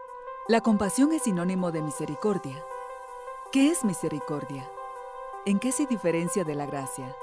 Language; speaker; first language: Spanish; native; Spanish